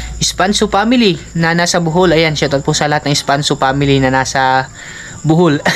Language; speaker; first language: Filipino; non-native, local second language; Cebuano